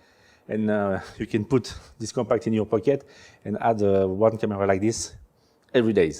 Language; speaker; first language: English; non-native, learner; French